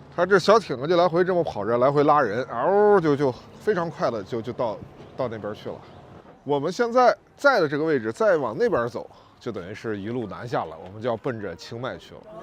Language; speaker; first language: Chinese; native; Chinese